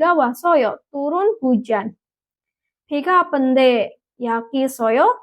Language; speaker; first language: Korean; non-native, fluent; Indonesian